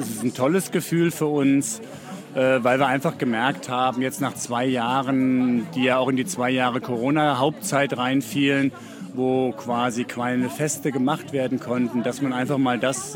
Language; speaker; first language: German; native; German